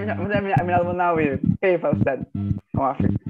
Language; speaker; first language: Arabic; non-native, learner; Indonesian